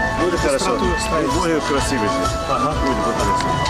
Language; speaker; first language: Russian; non-native, local second language; Kyrgyz